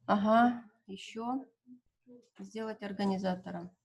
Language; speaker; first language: Russian; non-native, local second language; Kazakh